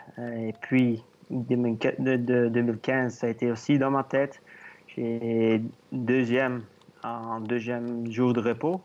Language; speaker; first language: French; non-native, learner; Dutch